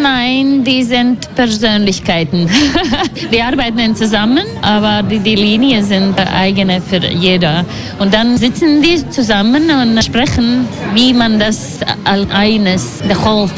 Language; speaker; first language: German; non-native, learner; Latvian